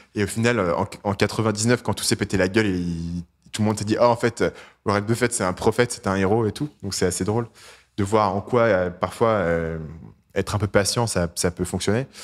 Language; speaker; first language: French; native; French